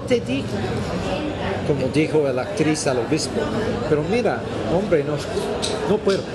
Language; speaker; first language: Spanish; non-native, fluent; English